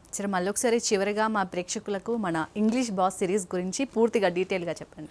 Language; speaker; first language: Telugu; native; Telugu